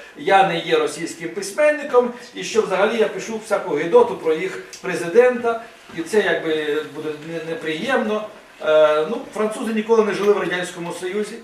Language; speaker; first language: Ukrainian; non-native, local second language; Russian